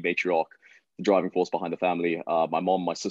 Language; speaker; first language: English; native; English